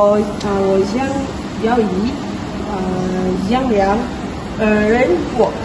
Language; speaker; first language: Chinese; non-native, learner; Malay